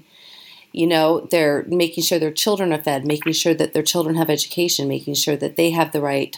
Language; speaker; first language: English; native; English